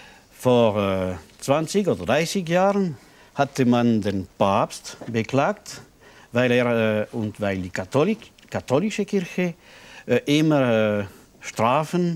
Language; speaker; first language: German; non-native, local second language; French